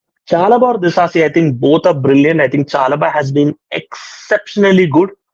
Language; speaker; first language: English; non-native, local second language; Malayalam